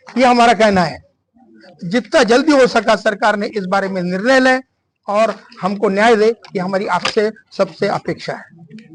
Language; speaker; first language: Hindi; non-native, local second language; Punjabi